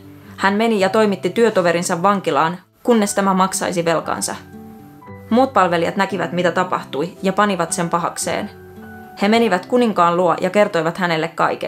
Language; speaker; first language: Finnish; native; Finnish